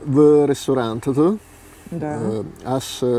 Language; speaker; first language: Bulgarian; non-native, learner; Italian